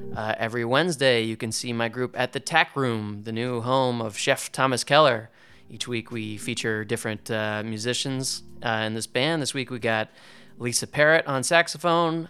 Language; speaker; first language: English; native; English